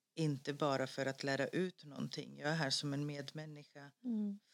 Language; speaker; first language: Swedish; early bilingual, other home language; Greek